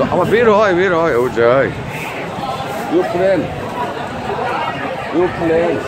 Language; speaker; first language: Vietnamese; non-native, learner; Korean